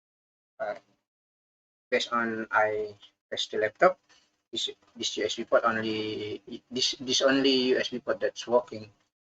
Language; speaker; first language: English; non-native, learner; Indonesian